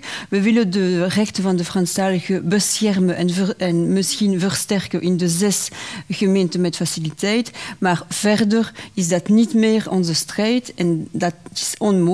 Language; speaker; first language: Dutch; non-native, local second language; French